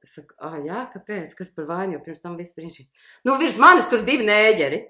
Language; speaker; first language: Latvian; early bilingual, heritage; Latvian